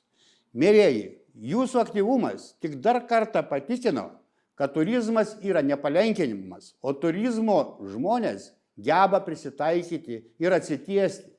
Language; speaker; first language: Lithuanian; native; Lithuanian